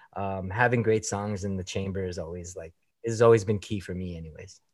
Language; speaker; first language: English; early bilingual, other home language; Filipino